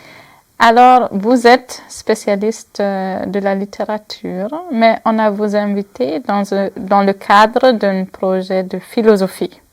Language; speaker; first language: French; non-native, fluent; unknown